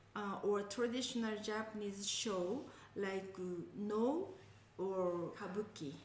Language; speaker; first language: English; non-native, learner; Japanese